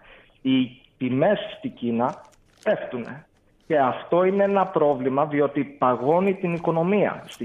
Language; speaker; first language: Greek; native; Greek